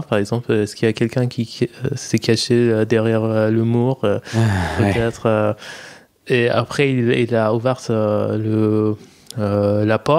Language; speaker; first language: French; non-native, fluent; Persian